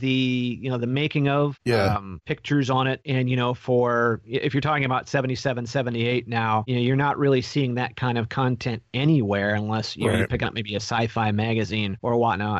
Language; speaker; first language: English; native; English